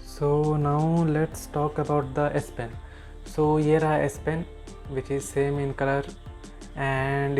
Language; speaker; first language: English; non-native, local second language; Hindi